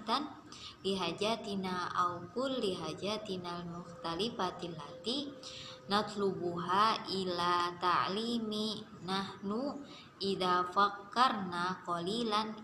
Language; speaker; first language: Arabic; non-native, learner; Indonesian